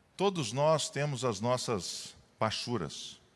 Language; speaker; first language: Portuguese; native; Portuguese